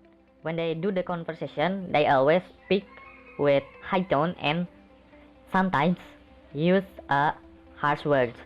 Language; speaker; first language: English; non-native, learner; Indonesian